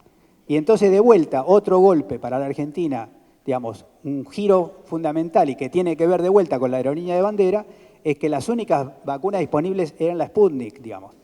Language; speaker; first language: Spanish; native; Spanish